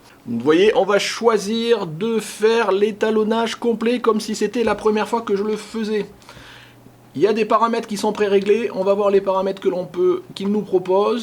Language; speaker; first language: French; native; French